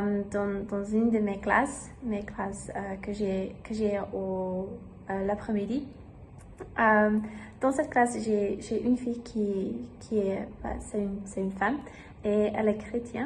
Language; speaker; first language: French; non-native, learner; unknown